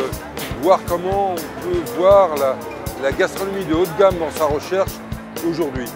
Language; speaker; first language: French; native; French